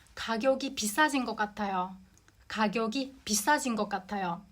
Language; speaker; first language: Korean; non-native, fluent; Japanese